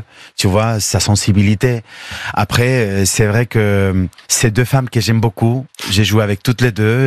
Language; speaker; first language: French; non-native, fluent; Spanish